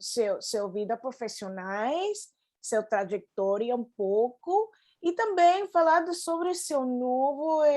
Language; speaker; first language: Portuguese; non-native, fluent; Spanish